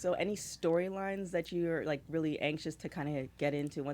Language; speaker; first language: English; native; English